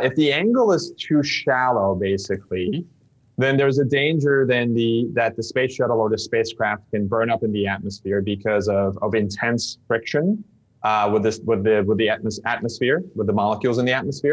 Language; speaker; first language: English; non-native, fluent; Turkish